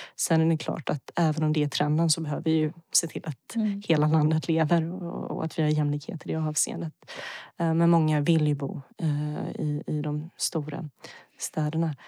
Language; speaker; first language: Swedish; early bilingual, other home language; Bosnian